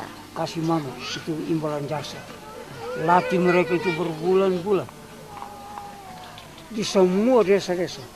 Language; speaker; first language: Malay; non-native, local second language; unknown